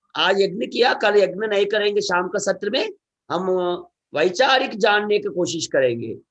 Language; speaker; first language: Hindi; non-native, local second language; Telugu